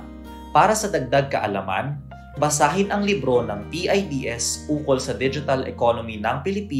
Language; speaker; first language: Filipino; native; Filipino